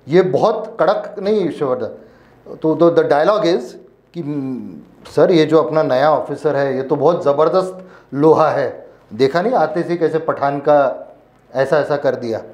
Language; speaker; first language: Hindi; non-native, local second language; Marathi